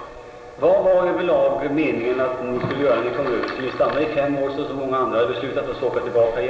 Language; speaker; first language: Swedish; native; Swedish